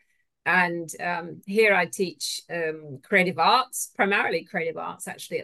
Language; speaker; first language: English; native; English